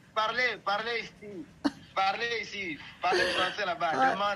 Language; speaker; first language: French; non-native, learner; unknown